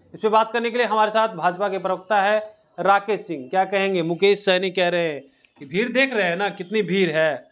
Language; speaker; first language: Hindi; native; Hindi